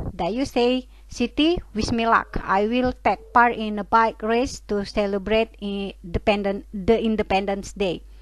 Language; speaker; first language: English; non-native, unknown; Indonesian